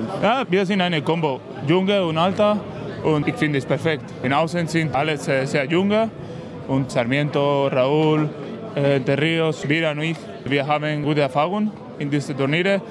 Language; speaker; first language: German; non-native, learner; Spanish